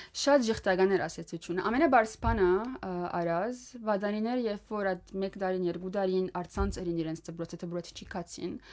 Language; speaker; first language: Armenian; early bilingual, heritage; Armenian